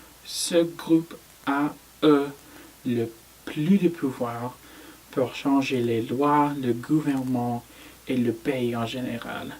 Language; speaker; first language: French; non-native, learner; English